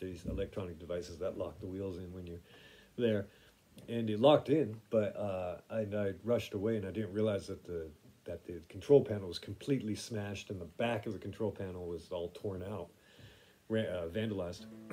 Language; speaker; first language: English; native; English